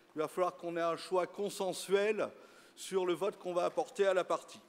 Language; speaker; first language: French; native; French